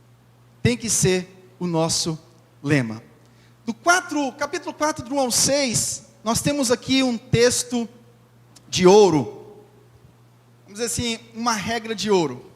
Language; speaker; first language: Portuguese; native; Portuguese